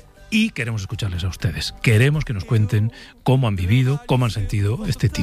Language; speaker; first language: Spanish; native; Spanish